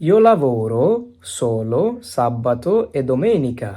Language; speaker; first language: Italian; non-native, learner; Bangla